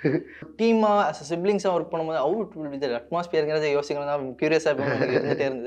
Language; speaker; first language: Tamil; native; Tamil